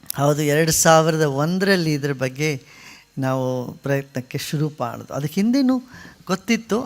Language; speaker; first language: Kannada; non-native, local second language; Tamil